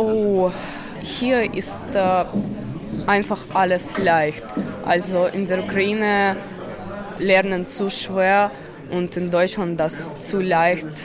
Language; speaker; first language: German; non-native, learner; Ukrainian